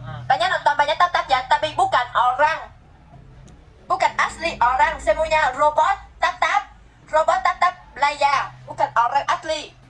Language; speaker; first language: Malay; non-native, learner; Vietnamese